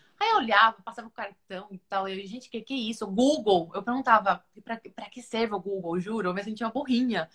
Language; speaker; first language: Portuguese; non-native, fluent; Spanish